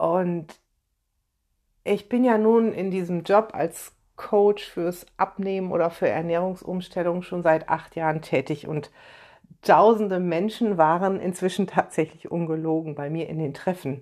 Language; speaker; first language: German; native; German